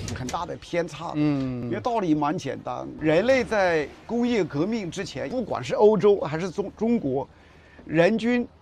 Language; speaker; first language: Chinese; native; Chinese